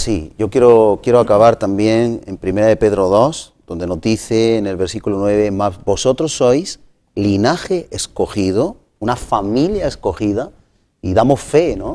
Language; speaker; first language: Spanish; native; Spanish